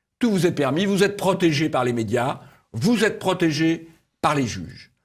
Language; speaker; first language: French; native; French